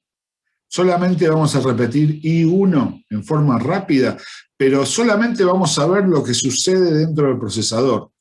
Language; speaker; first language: Spanish; native; Spanish